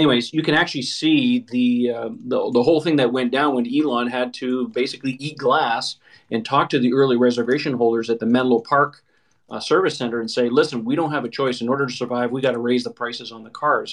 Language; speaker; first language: English; native; English